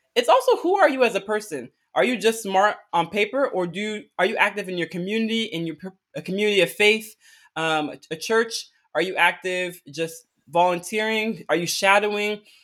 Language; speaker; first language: English; early bilingual, other home language; Akan